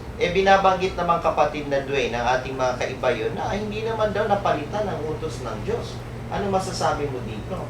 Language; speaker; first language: Filipino; native; Filipino